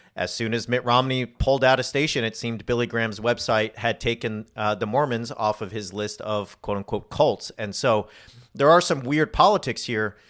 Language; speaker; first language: English; native; English